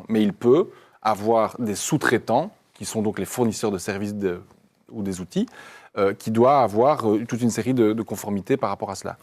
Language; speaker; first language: French; native; French